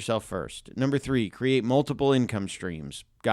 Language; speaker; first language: English; native; English